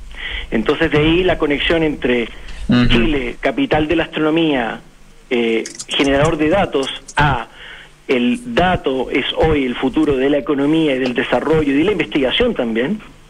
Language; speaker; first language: Spanish; native; Spanish